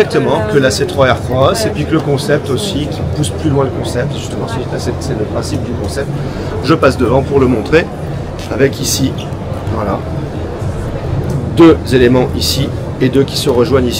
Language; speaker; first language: French; native; French